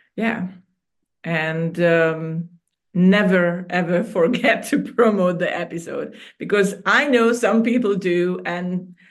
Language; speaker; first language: English; non-native, fluent; Hungarian